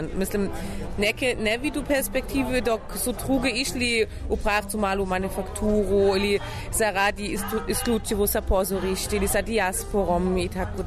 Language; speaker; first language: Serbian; non-native, learner; German